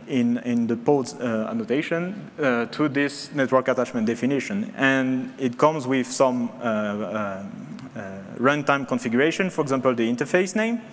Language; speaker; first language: English; non-native, fluent; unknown